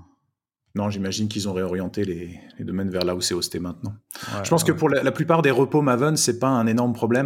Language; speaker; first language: French; native; French